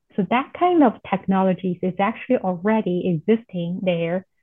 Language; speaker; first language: English; non-native, fluent; Chinese